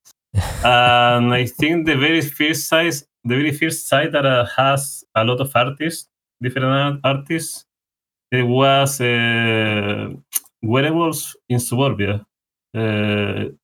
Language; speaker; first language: English; non-native, fluent; Spanish